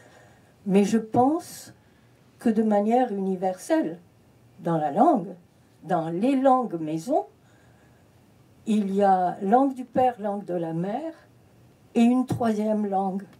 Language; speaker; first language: French; early bilingual, heritage; French